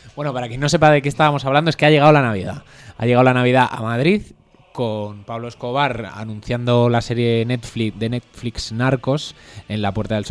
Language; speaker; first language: Spanish; native; Spanish